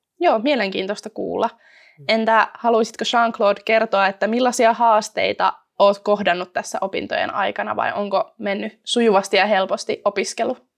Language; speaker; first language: Finnish; native; Finnish